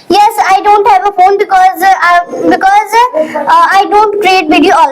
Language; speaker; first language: English; non-native, learner; Hindi